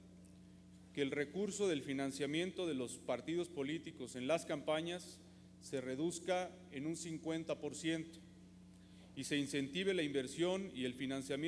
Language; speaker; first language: Spanish; native; Spanish